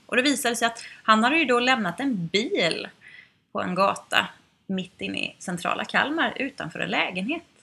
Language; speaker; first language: Swedish; native; Swedish